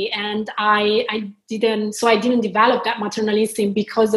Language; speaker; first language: English; non-native, fluent; Italian